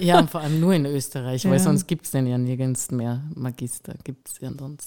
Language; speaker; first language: German; native; German